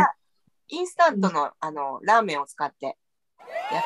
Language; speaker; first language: Japanese; native; Japanese